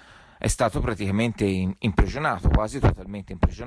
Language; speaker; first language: Italian; native; Italian